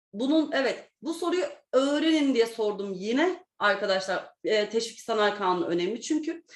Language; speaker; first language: Turkish; native; Turkish